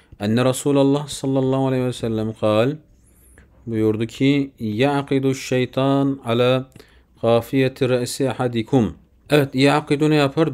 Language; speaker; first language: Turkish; native; Turkish